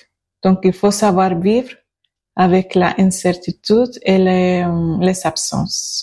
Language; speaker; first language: French; non-native, learner; Spanish